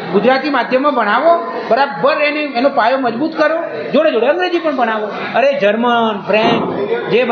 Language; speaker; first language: Gujarati; native; Gujarati